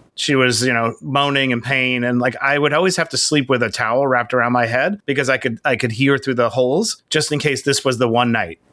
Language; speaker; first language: English; native; English